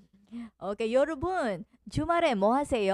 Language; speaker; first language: Korean; non-native, learner; Filipino